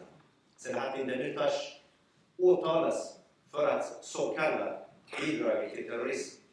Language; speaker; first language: Swedish; early bilingual, other home language; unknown